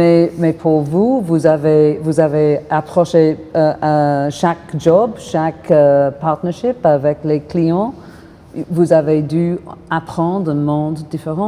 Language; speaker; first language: French; non-native, fluent; English